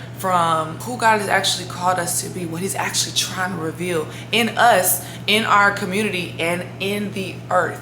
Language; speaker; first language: English; native; English